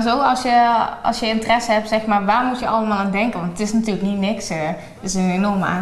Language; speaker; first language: Dutch; native; Dutch